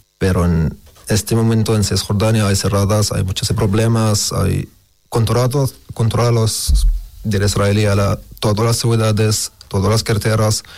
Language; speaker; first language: Spanish; non-native, learner; Arabic